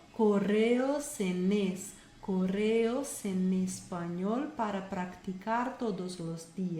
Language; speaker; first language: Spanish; non-native, fluent; Portuguese